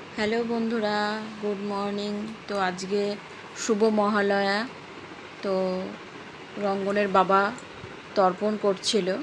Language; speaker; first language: Bangla; native; Bangla